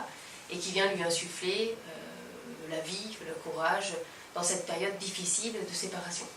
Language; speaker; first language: French; native; French